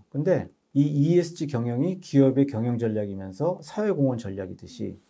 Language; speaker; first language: Korean; native; Korean